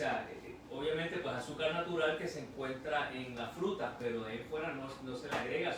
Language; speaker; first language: Spanish; native; Spanish